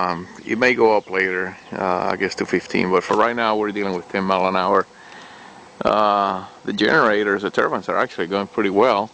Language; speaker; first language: English; native; English